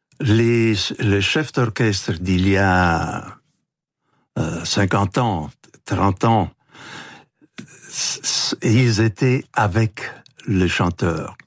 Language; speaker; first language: French; non-native, fluent; Italian